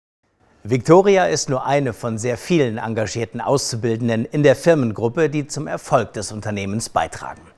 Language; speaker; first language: German; native; German